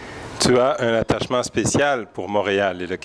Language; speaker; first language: French; native; French